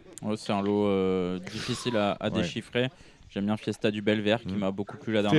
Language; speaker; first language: French; native; French